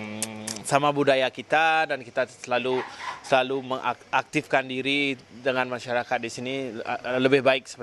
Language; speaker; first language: Indonesian; non-native, local second language; Balinese